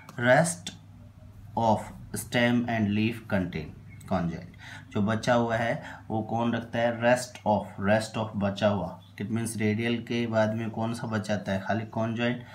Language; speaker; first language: Hindi; native; Hindi